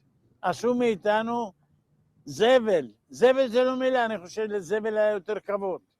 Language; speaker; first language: Hebrew; non-native, fluent; Ladino